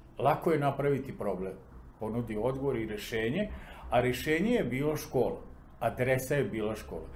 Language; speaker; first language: Serbian; non-native, local second language; Romany